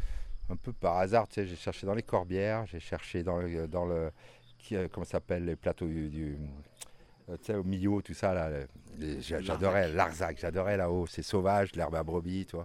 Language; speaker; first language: French; native; French